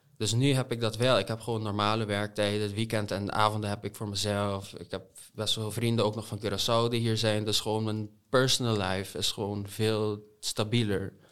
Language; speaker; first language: Dutch; non-native, local second language; Papiamento